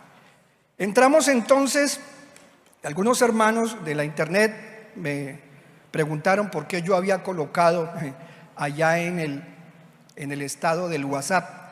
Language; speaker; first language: Spanish; native; Spanish